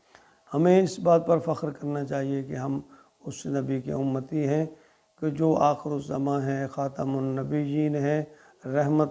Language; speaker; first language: Urdu; native; Urdu